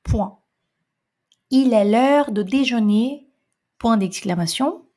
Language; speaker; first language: French; non-native, fluent; Portuguese